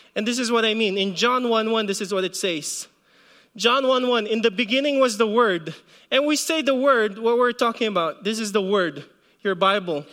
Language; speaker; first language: English; non-native, local second language; Filipino